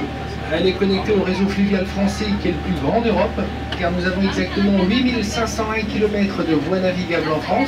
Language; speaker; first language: French; native; French